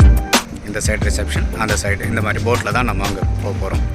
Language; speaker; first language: Tamil; native; Tamil